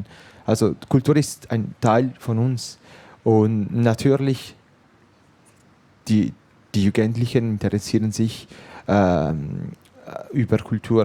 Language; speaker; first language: German; non-native, fluent; Italian